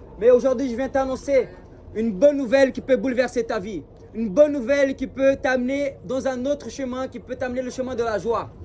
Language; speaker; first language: French; early bilingual, other home language; Portuguese